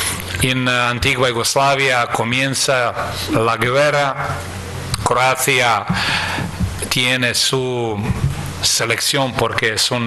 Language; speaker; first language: Spanish; non-native, fluent; Croatian